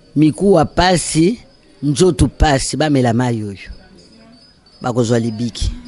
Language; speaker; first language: Lingala; native; Lingala